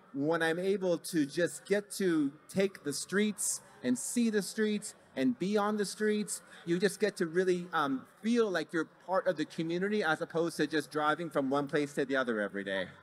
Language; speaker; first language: English; native; English